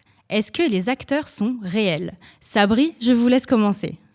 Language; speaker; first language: French; native; French